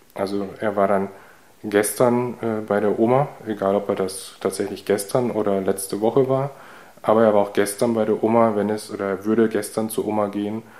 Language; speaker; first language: German; early bilingual, heritage; Korean